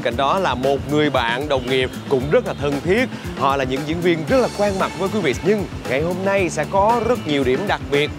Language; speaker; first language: Vietnamese; native; Vietnamese